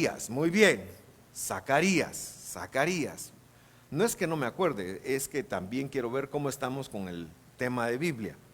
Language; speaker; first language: Spanish; native; Spanish